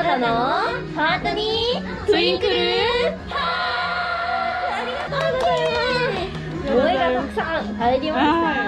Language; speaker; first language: Japanese; native; Japanese